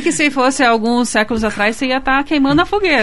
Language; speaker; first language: Portuguese; native; Portuguese